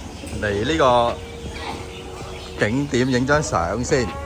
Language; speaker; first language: Chinese; native; Chinese